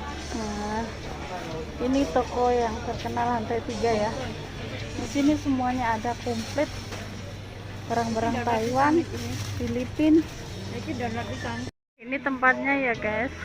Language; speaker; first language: Indonesian; non-native, local second language; Javanese